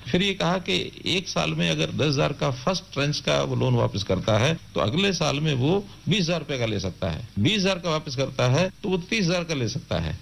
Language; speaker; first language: Hindi; native; Hindi